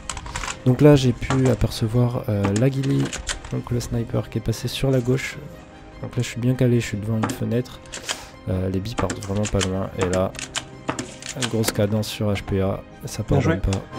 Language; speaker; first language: French; native; French